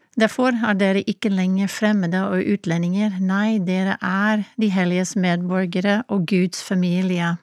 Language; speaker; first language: Norwegian; non-native, fluent; English